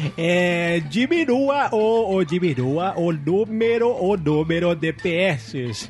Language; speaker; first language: Portuguese; native; Portuguese